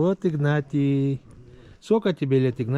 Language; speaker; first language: Russian; non-native, fluent; Greek